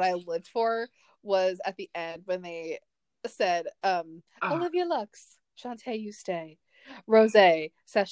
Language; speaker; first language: English; native; English